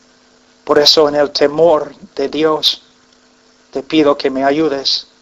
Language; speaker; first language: Spanish; non-native, fluent; English